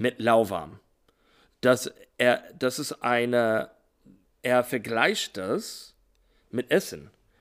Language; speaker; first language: German; non-native, learner; English